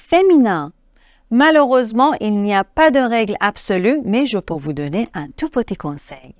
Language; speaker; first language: French; non-native, fluent; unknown